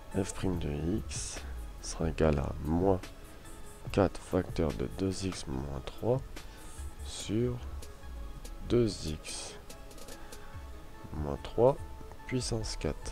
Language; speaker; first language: French; native; French